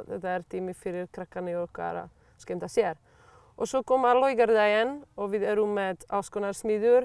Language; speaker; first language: Icelandic; non-native, learner; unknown